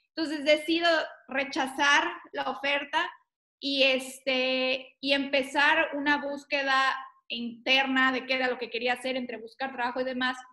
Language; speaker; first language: Spanish; native; Spanish